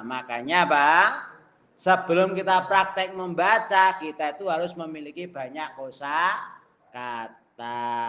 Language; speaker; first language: Indonesian; non-native, local second language; Javanese